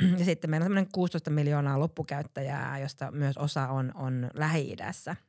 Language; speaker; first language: Finnish; early bilingual, heritage; Finnish